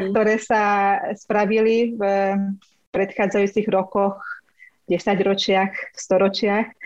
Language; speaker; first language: Slovak; non-native, local second language; Hungarian